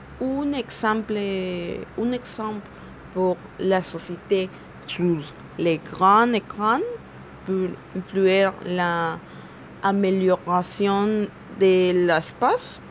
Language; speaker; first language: French; non-native, learner; Spanish